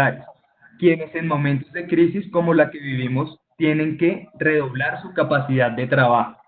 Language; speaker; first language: Spanish; native; Spanish